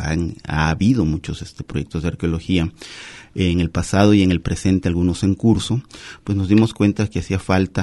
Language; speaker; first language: Spanish; native; Spanish